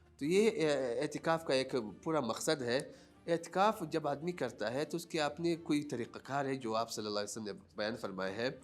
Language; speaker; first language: Urdu; non-native, local second language; Pashto